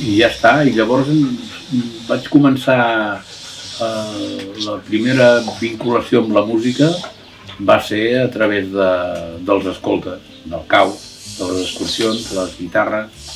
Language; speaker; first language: Catalan; native; Catalan